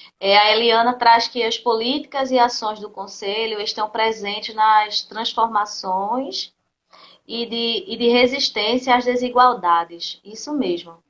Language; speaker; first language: Portuguese; native; Portuguese